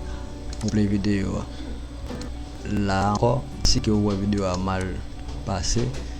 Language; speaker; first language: French; non-native, learner; Haitian Creole